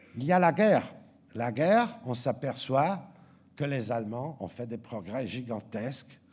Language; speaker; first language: French; native; French